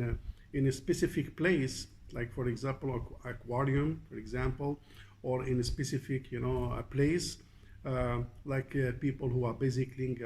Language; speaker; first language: English; non-native, fluent; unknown